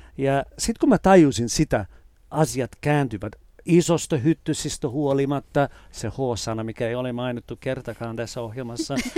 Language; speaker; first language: Finnish; non-native, fluent; English